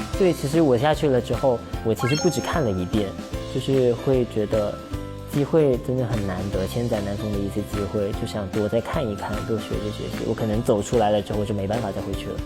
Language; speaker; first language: Chinese; early bilingual, heritage; Chinese